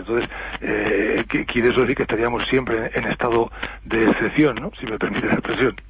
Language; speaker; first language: Spanish; native; Spanish